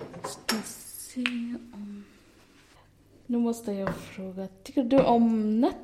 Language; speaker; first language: Swedish; non-native, fluent; Arabic